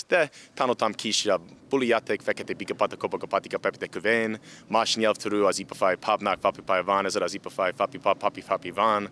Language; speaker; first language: Hungarian; non-native, learner; English